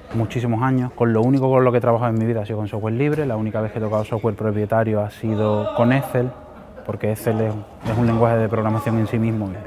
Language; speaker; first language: Spanish; native; Spanish